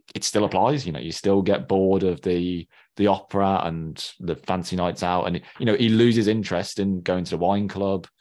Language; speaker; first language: English; native; English